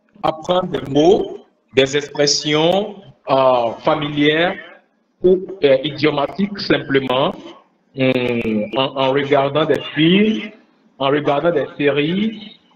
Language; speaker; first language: French; non-native, fluent; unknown